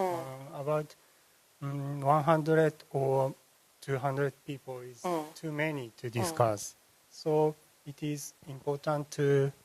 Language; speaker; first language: English; non-native, learner; Japanese